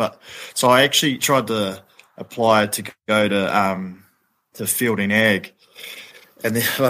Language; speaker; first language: English; native; English